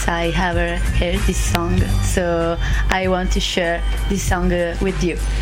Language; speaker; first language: English; non-native, learner; Italian